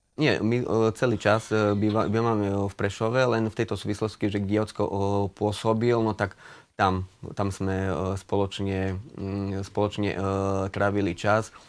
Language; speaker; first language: Slovak; native; Slovak